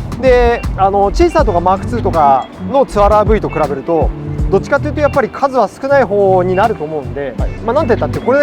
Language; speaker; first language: Japanese; native; Japanese